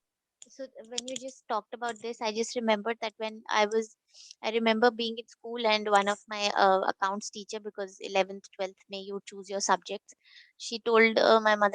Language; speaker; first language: English; non-native, local second language; Hindi